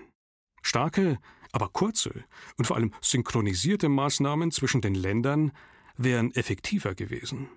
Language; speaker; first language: German; native; German